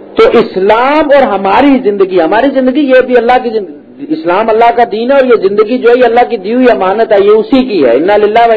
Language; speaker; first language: Urdu; non-native, local second language; Punjabi